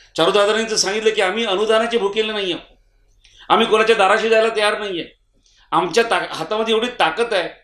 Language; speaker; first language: Marathi; native; Marathi